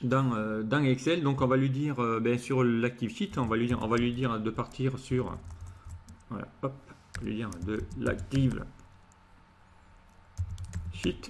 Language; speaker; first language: French; native; French